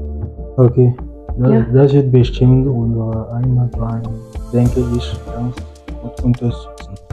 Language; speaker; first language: German; non-native, learner; French